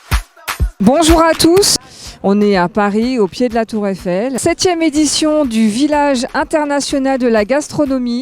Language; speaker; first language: French; native; French